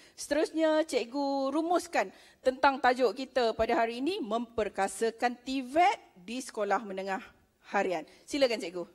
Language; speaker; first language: Malay; native; Malay